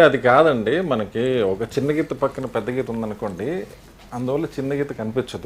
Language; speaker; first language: Telugu; native; Telugu